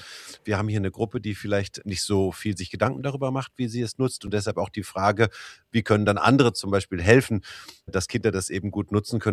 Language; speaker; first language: German; native; German